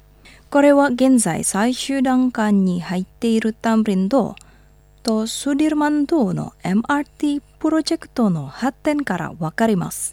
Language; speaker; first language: Japanese; non-native, fluent; Indonesian